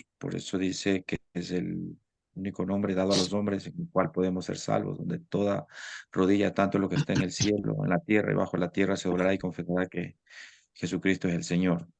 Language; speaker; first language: Spanish; native; Spanish